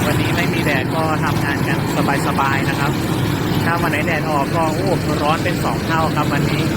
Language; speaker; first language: Thai; native; Thai